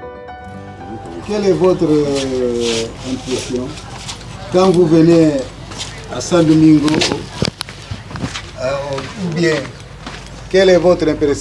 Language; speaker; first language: French; non-native, fluent; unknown